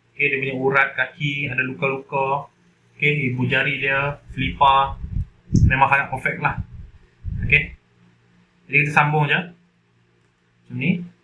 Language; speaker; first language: Malay; native; Malay